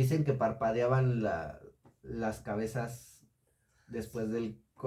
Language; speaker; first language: Spanish; native; Spanish